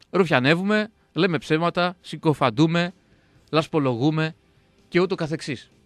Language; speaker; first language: Greek; native; Greek